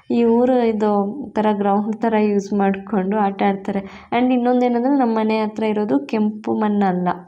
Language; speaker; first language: Kannada; non-native, local second language; Tulu